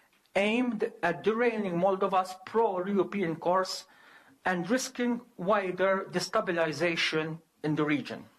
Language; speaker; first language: English; non-native, local second language; Maltese